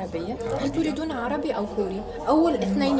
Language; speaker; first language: Arabic; native; Arabic